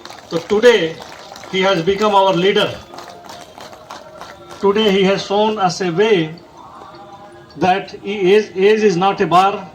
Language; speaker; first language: English; non-native, local second language; Telugu